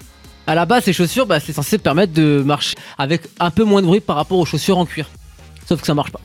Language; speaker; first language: French; native; French